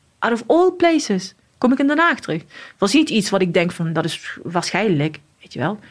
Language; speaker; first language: Dutch; early bilingual, other home language; Arabic